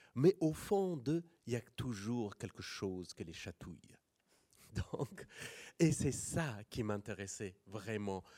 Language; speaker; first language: French; non-native, fluent; Persian